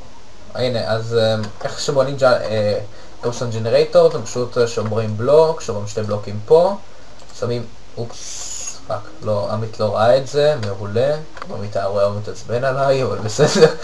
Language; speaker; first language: Hebrew; native; Hebrew